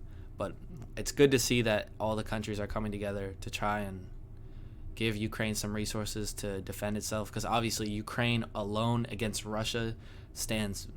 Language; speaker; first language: English; native; English